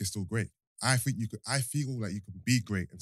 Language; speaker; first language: English; native; English